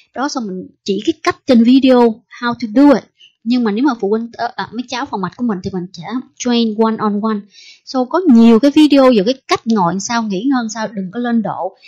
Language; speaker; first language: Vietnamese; early bilingual, heritage; Vietnamese